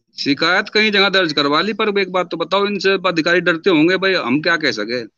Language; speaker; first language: Hindi; native; Hindi